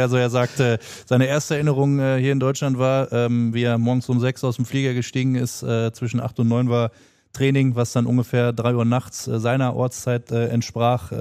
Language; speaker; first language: German; native; German